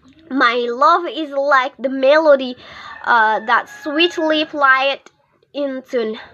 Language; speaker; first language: English; non-native, learner; Indonesian